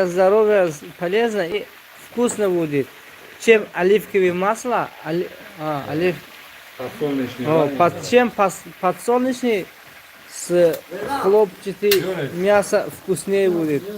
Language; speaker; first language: Russian; non-native, local second language; Tajik